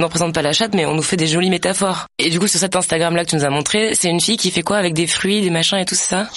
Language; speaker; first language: French; native; French